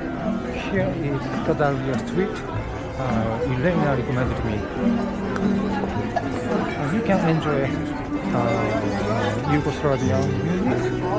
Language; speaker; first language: English; non-native, learner; Japanese